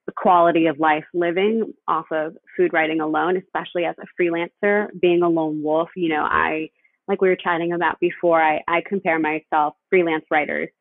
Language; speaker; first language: English; early bilingual, other home language; Spanish